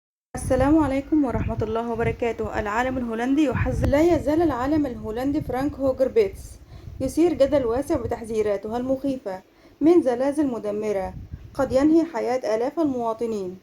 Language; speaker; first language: Arabic; native; Arabic